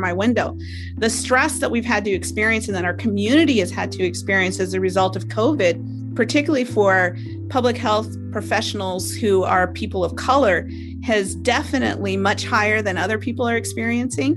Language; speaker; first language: English; native; English